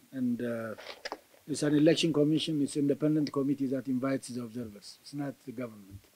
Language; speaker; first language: English; non-native, local second language; Amharic